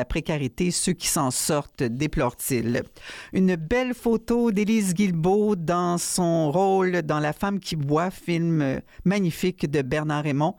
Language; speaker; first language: French; native; French